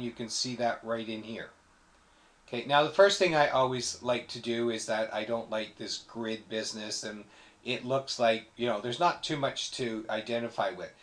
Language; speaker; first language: English; native; English